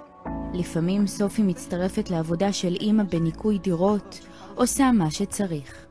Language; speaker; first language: Hebrew; native; Hebrew